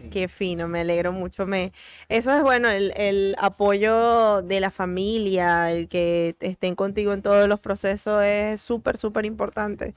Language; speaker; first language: Spanish; native; Spanish